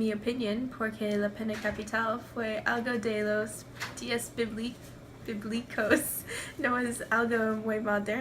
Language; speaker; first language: Spanish; non-native, learner; English